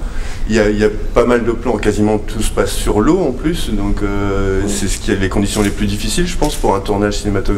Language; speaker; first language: French; native; French